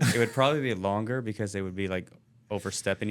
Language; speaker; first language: English; native; English